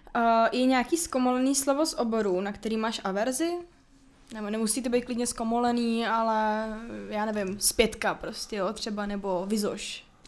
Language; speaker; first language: Czech; native; Czech